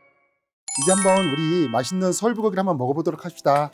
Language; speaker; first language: Korean; native; Korean